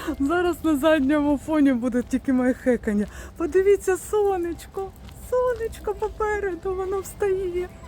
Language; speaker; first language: Ukrainian; native; Ukrainian